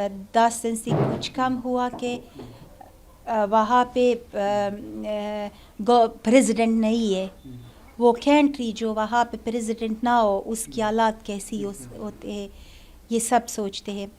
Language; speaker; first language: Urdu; non-native, learner; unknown